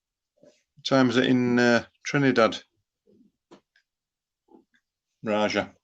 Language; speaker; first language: English; native; English